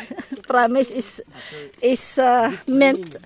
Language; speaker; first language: English; non-native, local second language; Filipino